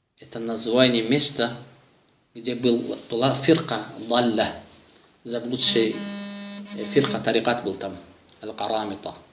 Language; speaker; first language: Russian; non-native, local second language; Azerbaijani